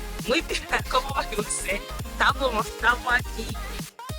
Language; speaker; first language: Portuguese; non-native, learner; French